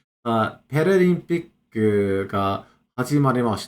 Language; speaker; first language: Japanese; non-native, learner; English